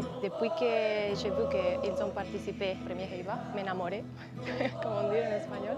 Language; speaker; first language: French; non-native, learner; Spanish